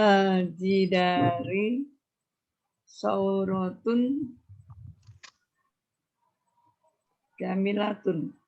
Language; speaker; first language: Arabic; non-native, learner; Indonesian